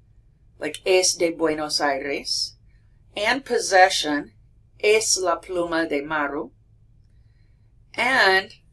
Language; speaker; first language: Spanish; non-native, fluent; English